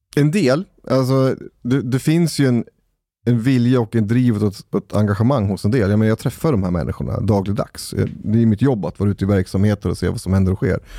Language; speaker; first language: Swedish; native; Swedish